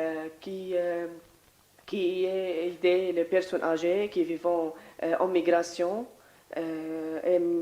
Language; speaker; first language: French; non-native, learner; Arabic